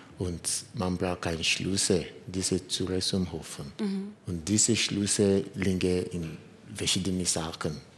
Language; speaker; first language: German; non-native, learner; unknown